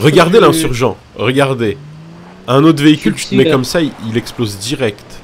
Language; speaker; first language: French; native; French